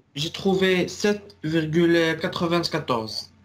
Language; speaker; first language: French; non-native, local second language; Arabic